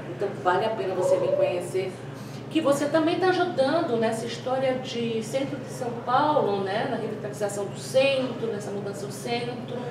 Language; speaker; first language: Portuguese; native; Portuguese